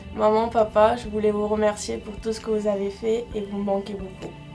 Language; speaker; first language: English; non-native, fluent; French